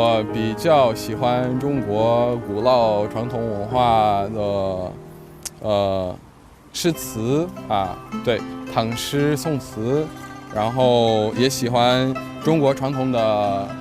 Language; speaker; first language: Chinese; non-native, fluent; Portuguese